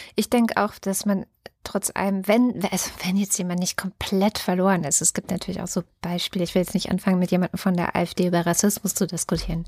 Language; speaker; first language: German; native; German